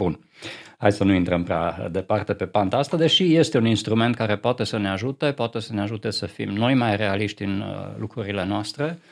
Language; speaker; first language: Romanian; non-native, local second language; Hungarian